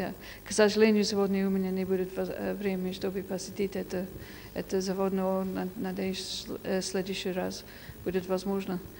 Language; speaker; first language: Russian; non-native, fluent; English